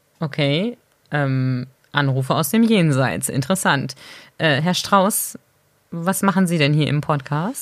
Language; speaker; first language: German; native; German